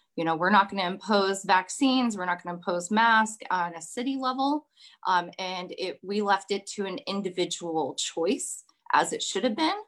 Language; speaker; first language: English; native; English